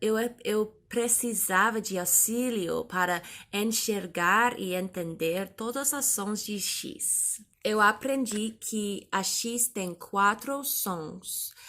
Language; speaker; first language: Portuguese; non-native, learner; English